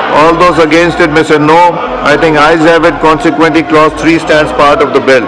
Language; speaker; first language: English; non-native, local second language; Urdu